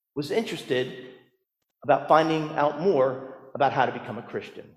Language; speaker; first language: English; native; English